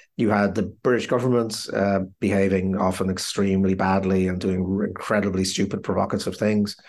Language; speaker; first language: English; native; English